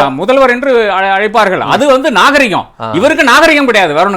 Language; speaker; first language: Tamil; native; Tamil